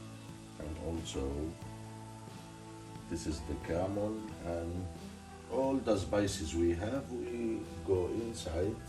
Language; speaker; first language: English; non-native, learner; Arabic